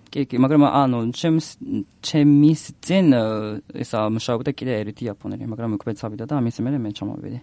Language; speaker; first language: Georgian; non-native, learner; Japanese